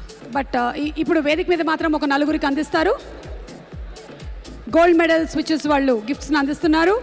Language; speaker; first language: Telugu; native; Telugu